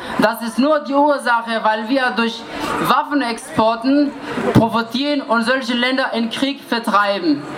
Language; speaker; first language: German; non-native, fluent; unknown